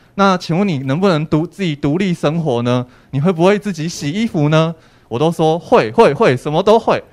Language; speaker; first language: Chinese; native; Chinese